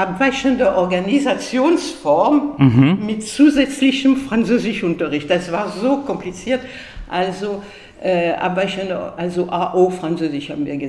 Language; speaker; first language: German; non-native, fluent; French